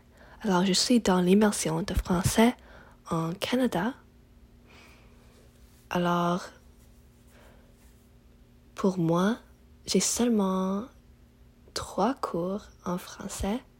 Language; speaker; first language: French; non-native, learner; English